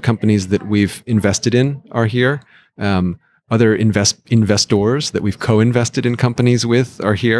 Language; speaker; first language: English; native; English